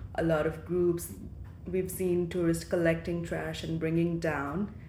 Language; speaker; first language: English; non-native, local second language; Nepali